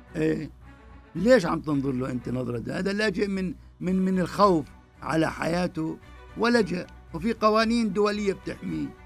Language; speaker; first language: Arabic; native; Arabic